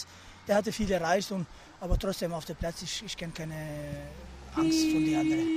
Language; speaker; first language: German; non-native, fluent; Albanian